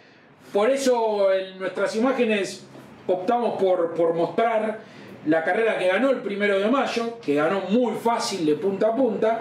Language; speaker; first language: Spanish; native; Spanish